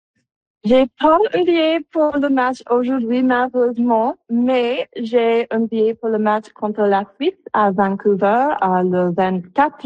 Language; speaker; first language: French; non-native, local second language; English